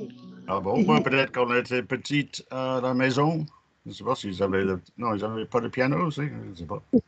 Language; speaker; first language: French; non-native, fluent; English